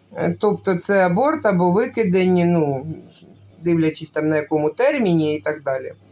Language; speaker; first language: Ukrainian; non-native, local second language; Russian